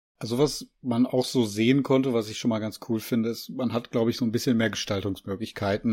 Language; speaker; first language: German; native; German